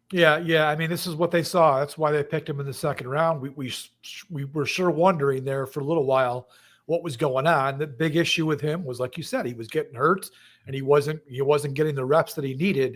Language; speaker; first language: English; native; English